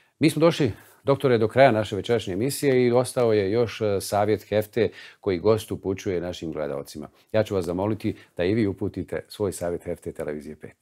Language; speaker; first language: Bosnian; native; Bosnian